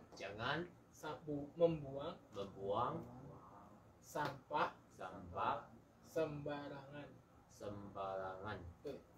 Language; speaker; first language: Chinese; non-native, learner; Indonesian